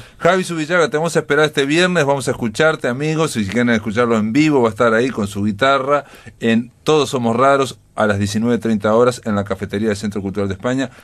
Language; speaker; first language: Spanish; native; Spanish